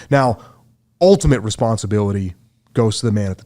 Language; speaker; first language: English; native; English